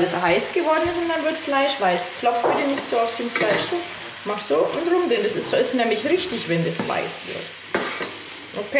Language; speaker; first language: German; native; German